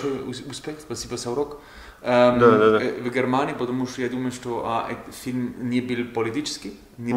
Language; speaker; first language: Russian; non-native, learner; German